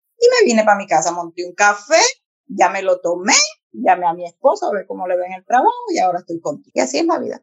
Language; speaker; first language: Spanish; native; Spanish